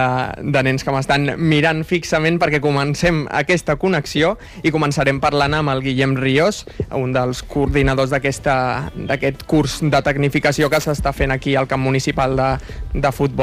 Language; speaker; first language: Catalan; native; Catalan